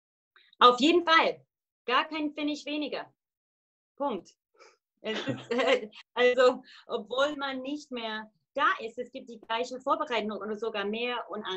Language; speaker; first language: German; non-native, fluent; English